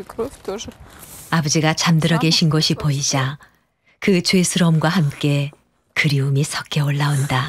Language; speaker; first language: Korean; native; Korean